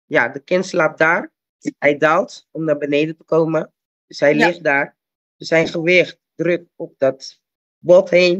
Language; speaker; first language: Dutch; non-native, local second language; Papiamento